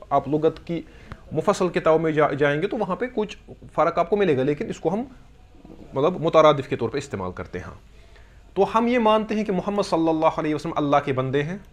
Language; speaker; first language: Urdu; non-native, local second language; Kashmiri